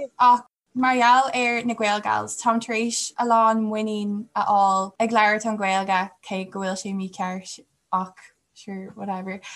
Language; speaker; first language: Irish; non-native, local second language; English